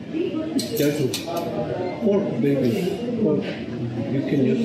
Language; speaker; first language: English; non-native, learner; Korean